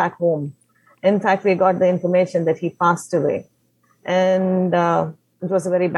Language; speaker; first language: English; non-native, local second language; Konkani